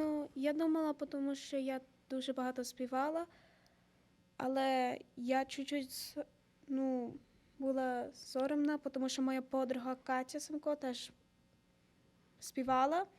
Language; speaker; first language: Ukrainian; early bilingual, heritage; Ukrainian